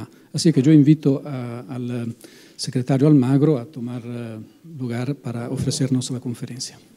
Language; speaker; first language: Spanish; non-native, fluent; Italian